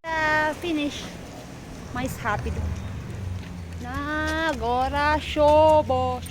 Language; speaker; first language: Portuguese; non-native, learner; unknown